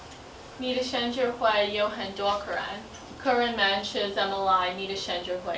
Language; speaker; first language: Chinese; non-native, learner; English